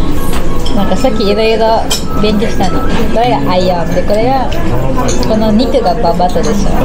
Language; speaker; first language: Japanese; native; Japanese